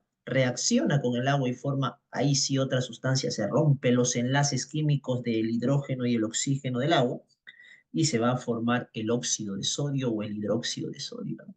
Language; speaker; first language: Spanish; native; Spanish